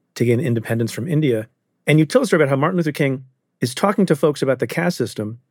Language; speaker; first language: English; early bilingual, other home language; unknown